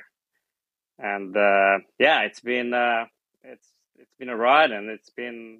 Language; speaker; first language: English; non-native, fluent; Romanian